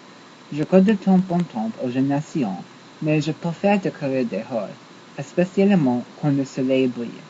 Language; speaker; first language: French; non-native, learner; English